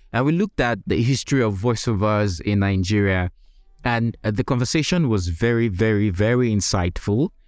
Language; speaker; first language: English; non-native, local second language; Yoruba